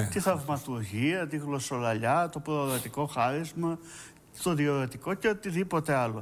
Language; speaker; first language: Greek; native; Greek